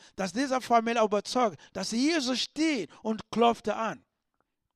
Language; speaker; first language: German; non-native, learner; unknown